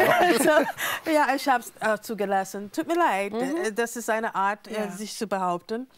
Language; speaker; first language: German; non-native, fluent; English